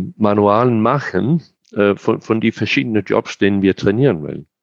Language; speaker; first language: German; non-native, fluent; Danish